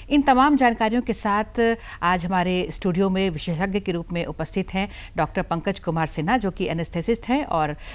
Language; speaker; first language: Hindi; native; Hindi